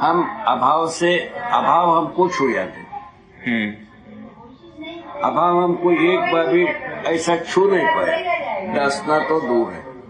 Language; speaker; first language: Hindi; non-native, local second language; Kannada